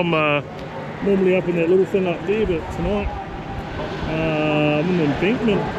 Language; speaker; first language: English; native; English